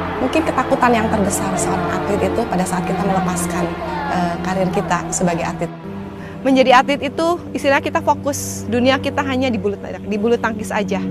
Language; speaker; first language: Indonesian; native; Indonesian